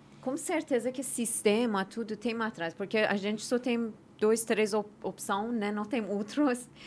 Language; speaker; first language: Portuguese; non-native, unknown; Persian